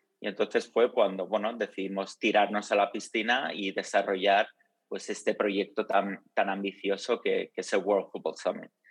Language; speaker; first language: Spanish; early bilingual, other home language; Italian